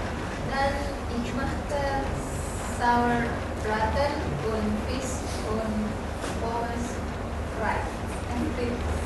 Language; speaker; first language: German; non-native, learner; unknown